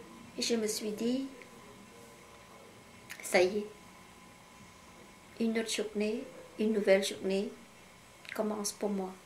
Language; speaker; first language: French; non-native, fluent; Khmer